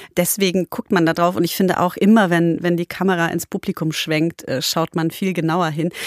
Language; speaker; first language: German; early bilingual, other home language; Polish